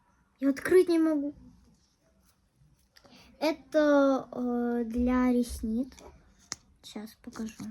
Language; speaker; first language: Russian; non-native, local second language; Armenian